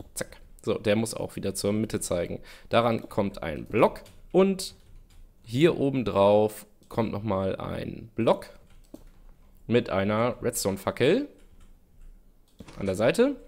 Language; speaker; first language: German; native; German